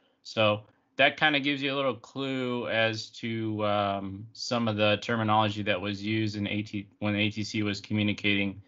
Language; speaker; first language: English; native; English